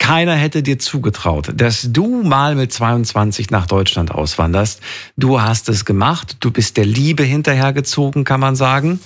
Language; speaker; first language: German; native; German